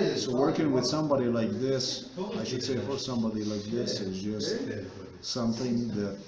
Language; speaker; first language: English; non-native, fluent; Slovenian